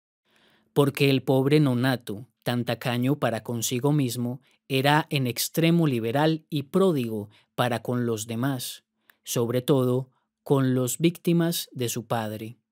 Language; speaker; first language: Spanish; native; Spanish